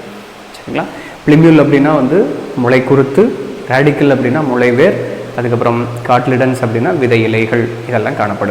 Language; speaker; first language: Tamil; native; Tamil